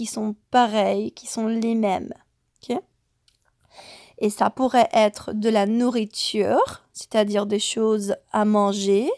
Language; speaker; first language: French; non-native, fluent; Spanish